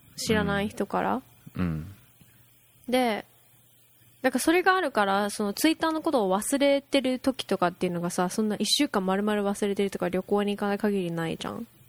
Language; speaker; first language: Japanese; early bilingual, heritage; Japanese